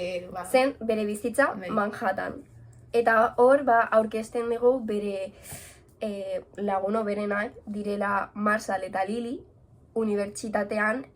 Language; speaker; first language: Basque; non-native, local second language; Spanish